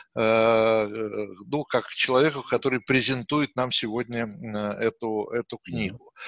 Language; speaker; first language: Russian; native; Russian